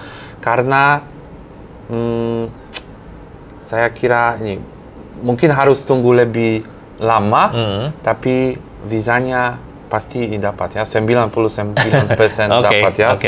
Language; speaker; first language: Indonesian; non-native, fluent; Polish